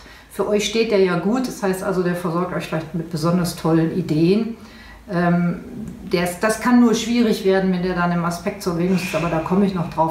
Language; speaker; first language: German; native; German